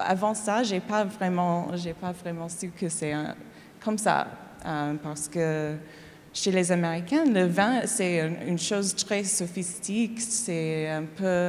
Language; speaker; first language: French; non-native, learner; English